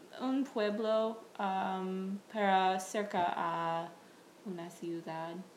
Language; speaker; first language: Spanish; non-native, learner; English